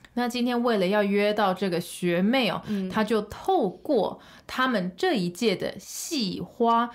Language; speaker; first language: Chinese; native; Chinese